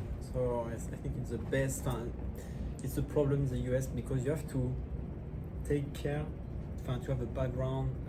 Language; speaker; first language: English; non-native, learner; French